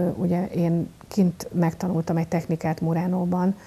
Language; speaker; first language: Hungarian; native; Hungarian